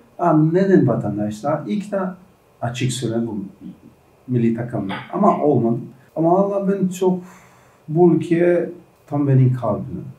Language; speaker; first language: Turkish; non-native, learner; Portuguese